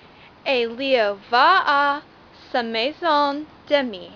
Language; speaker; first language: French; non-native, learner; English